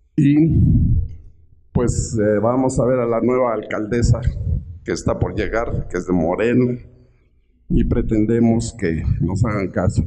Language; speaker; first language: Spanish; native; Spanish